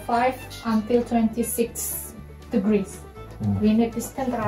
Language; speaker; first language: English; non-native, learner; Indonesian